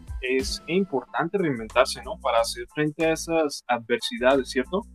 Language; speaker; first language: Spanish; native; Spanish